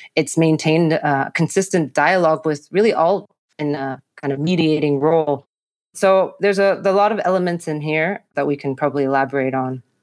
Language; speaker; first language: English; non-native, local second language; Cantonese